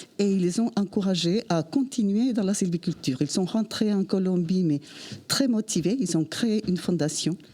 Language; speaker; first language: French; non-native, fluent; Spanish